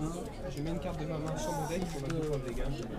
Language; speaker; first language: French; native; French